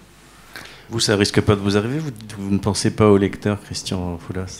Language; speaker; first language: French; native; French